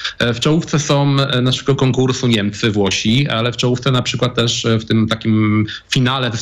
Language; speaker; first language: Polish; native; Polish